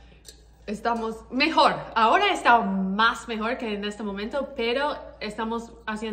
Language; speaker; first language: Spanish; non-native, learner; English